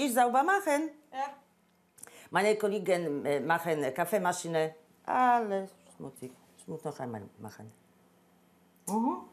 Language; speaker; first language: German; non-native, learner; Polish